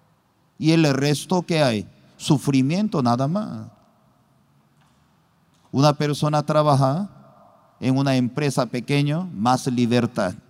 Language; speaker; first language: Spanish; non-native, learner; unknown